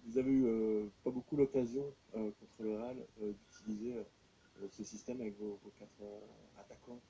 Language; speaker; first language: French; native; French